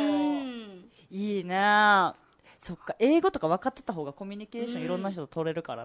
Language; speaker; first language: Japanese; native; Japanese